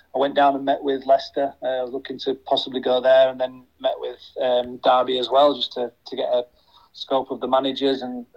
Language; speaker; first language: English; native; English